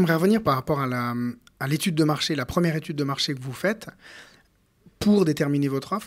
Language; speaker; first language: French; native; French